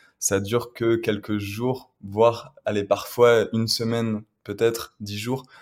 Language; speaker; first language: French; native; French